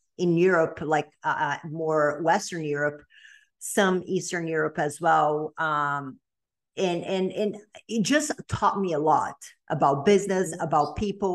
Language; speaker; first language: English; non-native, fluent; Portuguese